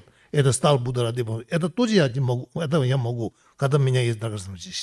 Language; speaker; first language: Russian; non-native, learner; Tibetan